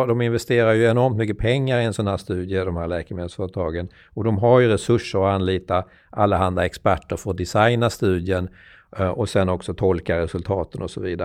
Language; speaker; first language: Swedish; native; Swedish